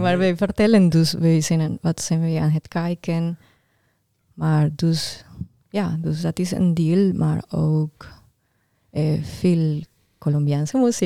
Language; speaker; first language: Dutch; non-native, learner; Spanish